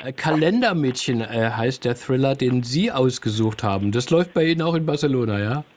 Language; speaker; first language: German; native; German